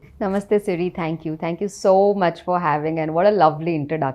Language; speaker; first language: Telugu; non-native, local second language; Gujarati